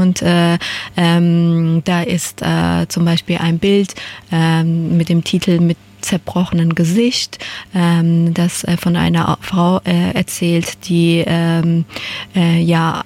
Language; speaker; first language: German; non-native, fluent; Persian